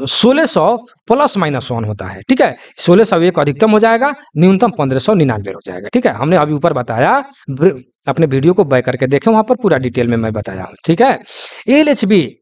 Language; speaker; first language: Hindi; native; Hindi